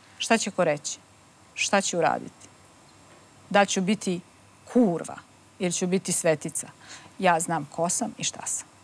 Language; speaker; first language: Serbian; native; Serbian